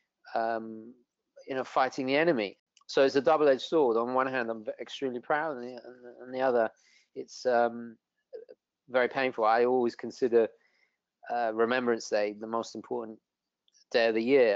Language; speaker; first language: English; non-native, local second language; Italian